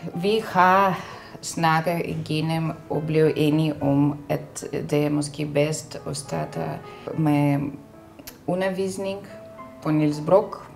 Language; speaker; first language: Danish; non-native, fluent; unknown